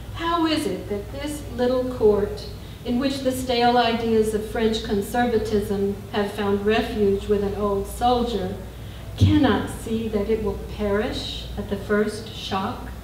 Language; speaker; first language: English; native; English